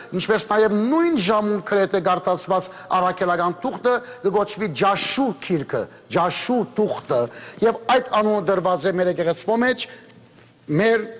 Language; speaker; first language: Armenian; early bilingual, heritage; Armenian